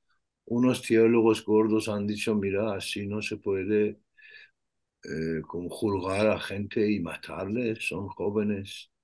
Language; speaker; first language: Spanish; non-native, learner; Persian